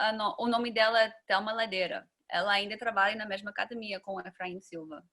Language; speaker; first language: Portuguese; non-native, fluent; English